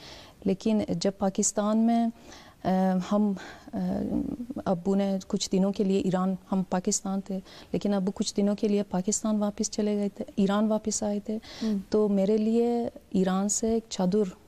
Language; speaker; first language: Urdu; non-native, fluent; Persian